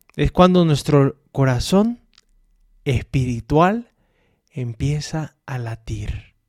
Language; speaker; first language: Spanish; native; Spanish